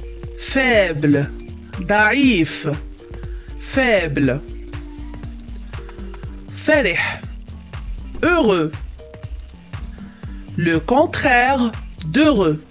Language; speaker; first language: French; non-native, local second language; Arabic